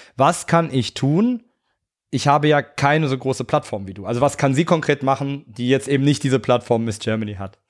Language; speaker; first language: German; native; German